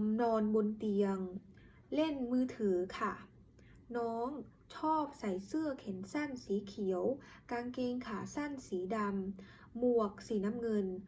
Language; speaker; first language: Thai; non-native, learner; Khmer